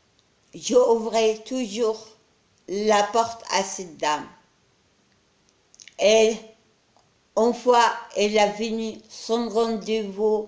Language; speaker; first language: French; non-native, learner; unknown